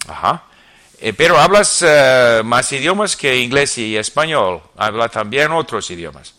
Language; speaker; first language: Spanish; non-native, fluent; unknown